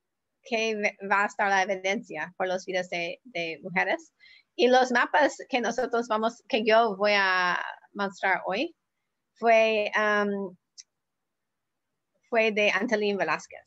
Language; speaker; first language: Spanish; non-native, learner; English